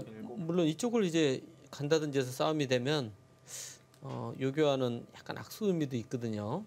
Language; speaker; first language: Korean; native; Korean